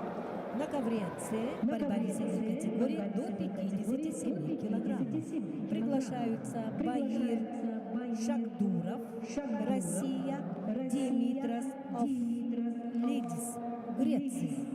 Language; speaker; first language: Russian; native; Russian